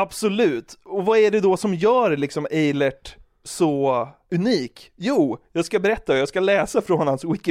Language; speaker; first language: Swedish; native; Swedish